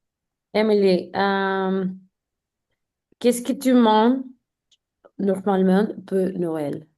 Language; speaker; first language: French; non-native, learner; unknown